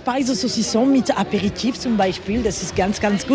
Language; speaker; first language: German; non-native, fluent; French